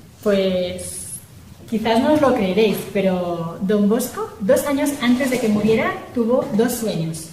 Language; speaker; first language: Spanish; native; Spanish